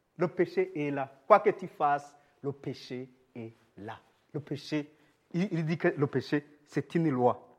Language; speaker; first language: French; non-native, local second language; Rundi